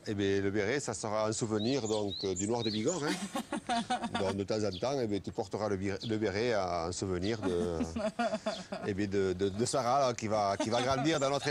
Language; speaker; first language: French; native; French